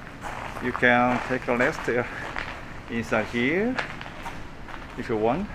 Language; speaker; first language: English; non-native, fluent; Korean